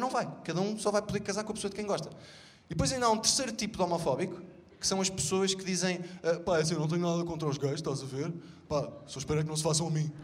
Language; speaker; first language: Portuguese; native; Portuguese